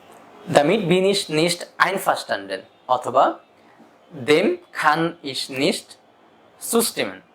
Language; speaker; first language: German; non-native, fluent; Bangla